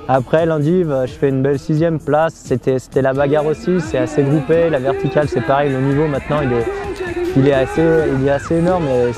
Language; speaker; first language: French; native; French